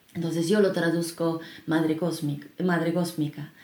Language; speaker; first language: Spanish; non-native, fluent; Finnish